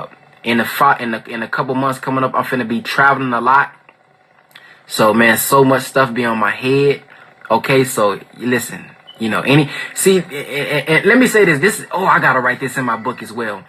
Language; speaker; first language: English; native; English